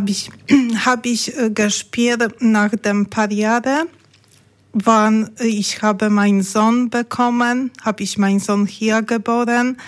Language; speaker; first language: German; non-native, learner; Polish